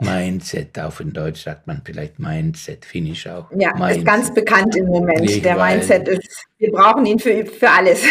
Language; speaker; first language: German; non-native, learner; Finnish